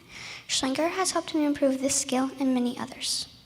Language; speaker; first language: English; native; English